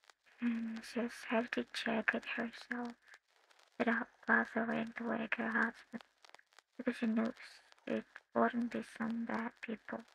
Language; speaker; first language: English; non-native, learner; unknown